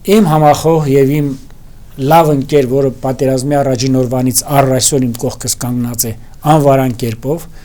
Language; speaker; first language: Armenian; native; Armenian